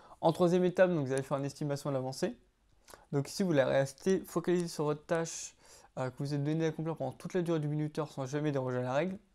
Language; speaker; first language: French; native; French